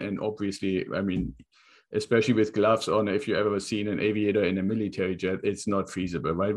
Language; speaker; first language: English; non-native, fluent; German